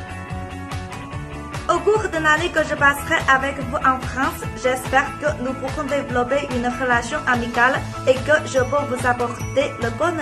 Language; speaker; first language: French; non-native, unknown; Chinese